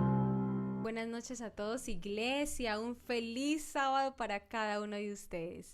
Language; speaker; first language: Spanish; native; Spanish